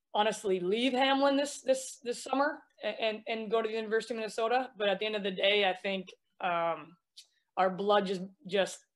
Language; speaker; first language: English; native; English